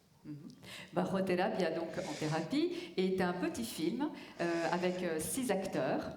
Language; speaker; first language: French; native; French